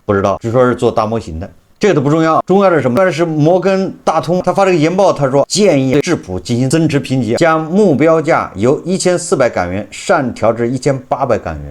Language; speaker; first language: Chinese; native; Chinese